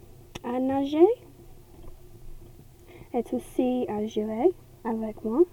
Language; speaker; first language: French; non-native, learner; English